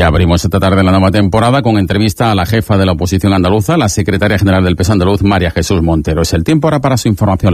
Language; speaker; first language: Spanish; native; Spanish